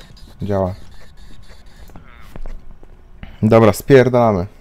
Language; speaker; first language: Polish; native; Polish